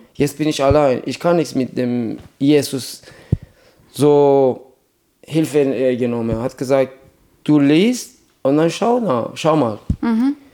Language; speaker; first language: German; non-native, learner; Persian